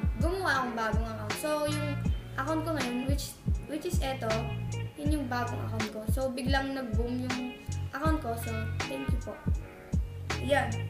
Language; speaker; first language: Filipino; native; Filipino